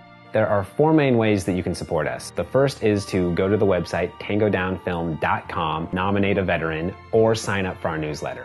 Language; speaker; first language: English; native; English